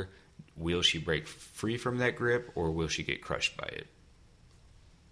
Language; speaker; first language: English; native; English